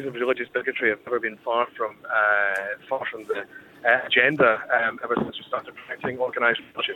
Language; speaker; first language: English; native; English